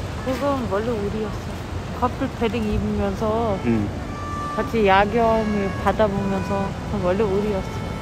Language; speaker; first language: Korean; non-native, fluent; German